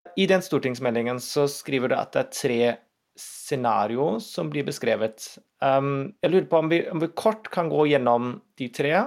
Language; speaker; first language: Norwegian; non-native, fluent; German